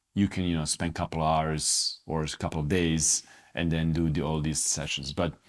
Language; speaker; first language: English; non-native, fluent; Croatian